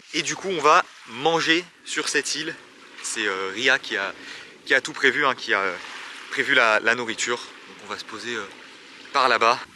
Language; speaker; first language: French; native; French